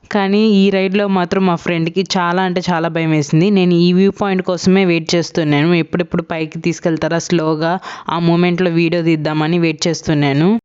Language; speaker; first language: Telugu; non-native, local second language; Tamil